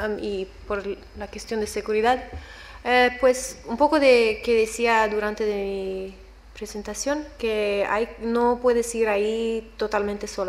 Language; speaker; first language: Spanish; non-native, learner; English